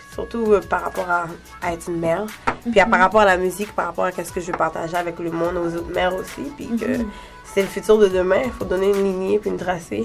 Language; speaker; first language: French; early bilingual, heritage; French